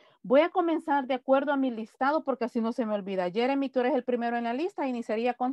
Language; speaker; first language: Spanish; native; Spanish